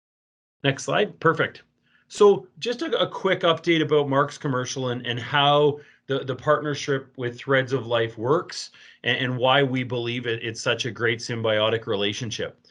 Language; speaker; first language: English; native; English